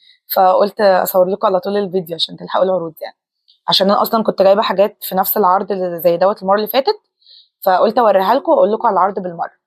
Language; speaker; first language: Arabic; native; Arabic